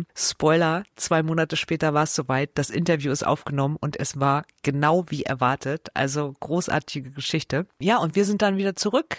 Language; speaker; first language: German; native; German